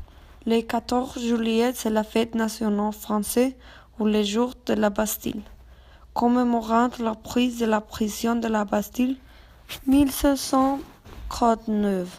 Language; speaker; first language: French; non-native, learner; Spanish